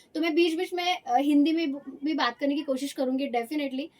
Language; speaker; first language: Hindi; non-native, local second language; Marathi